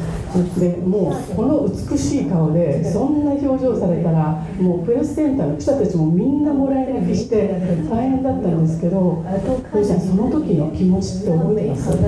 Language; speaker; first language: Japanese; native; Japanese